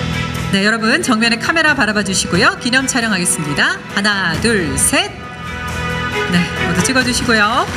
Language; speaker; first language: Korean; native; Korean